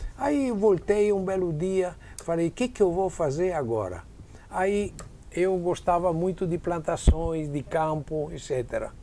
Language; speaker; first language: Portuguese; non-native, fluent; Italian